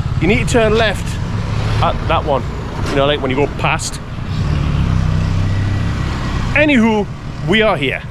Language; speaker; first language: English; native; English